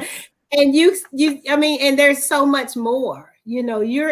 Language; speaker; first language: English; native; English